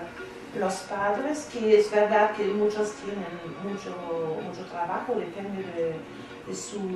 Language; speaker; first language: Spanish; non-native, fluent; German